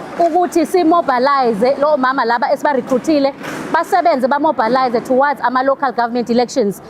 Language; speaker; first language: Zulu; non-native, local second language; Xhosa